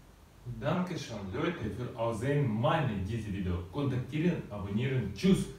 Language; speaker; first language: German; non-native, learner; Russian